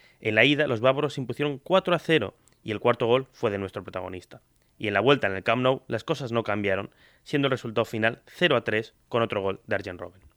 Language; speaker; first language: Spanish; native; Spanish